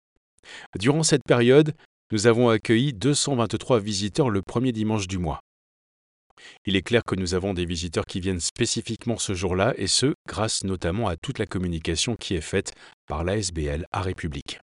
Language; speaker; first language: French; native; French